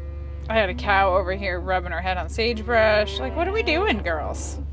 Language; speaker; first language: English; native; English